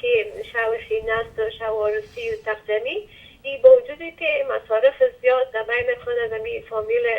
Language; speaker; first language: Persian; native; Persian